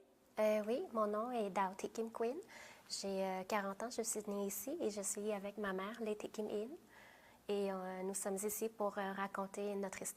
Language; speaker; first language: French; early bilingual, other home language; Vietnamese